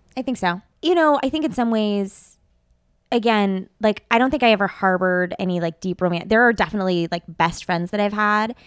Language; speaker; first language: English; native; English